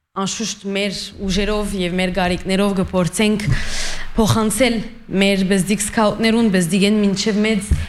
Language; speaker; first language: Armenian; early bilingual, heritage; Armenian